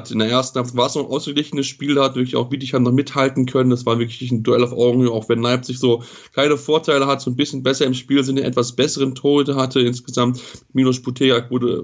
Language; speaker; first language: German; native; German